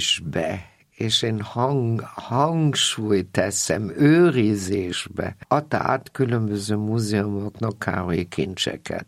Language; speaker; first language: Hungarian; non-native, fluent; German